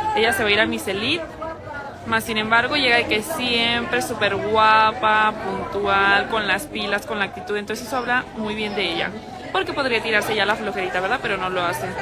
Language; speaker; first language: Spanish; native; Spanish